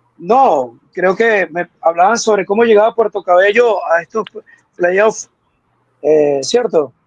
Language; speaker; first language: Spanish; native; Spanish